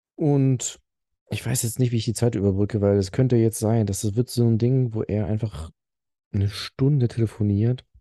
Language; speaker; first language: German; early bilingual, other home language; Arabic